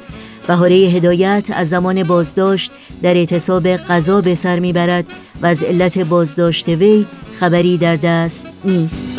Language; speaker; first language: Persian; native; Persian